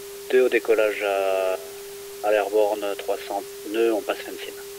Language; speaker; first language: French; native; French